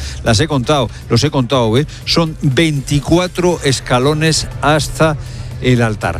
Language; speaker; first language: Spanish; native; Spanish